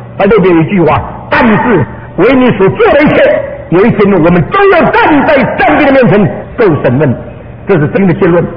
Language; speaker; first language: Chinese; early bilingual, heritage; Chinese